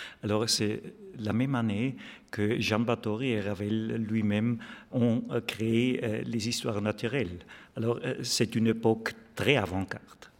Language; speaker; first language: French; non-native, fluent; German